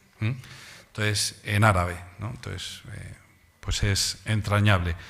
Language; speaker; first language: Spanish; native; Spanish